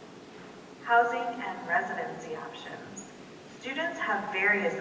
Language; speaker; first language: English; native; English